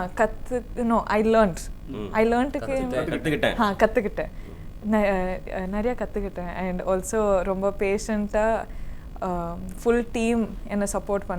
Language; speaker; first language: Tamil; non-native, learner; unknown